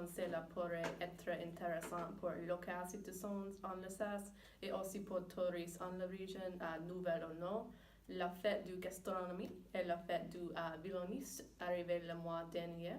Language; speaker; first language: French; non-native, learner; English